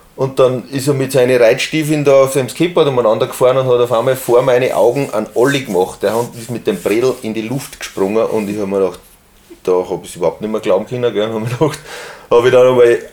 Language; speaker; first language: German; native; German